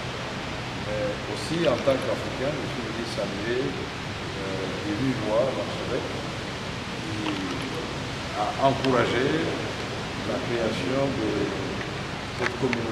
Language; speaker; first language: French; non-native, local second language; Swahili